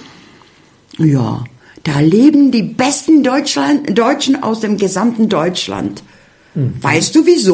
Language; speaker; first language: German; early bilingual, heritage; Czech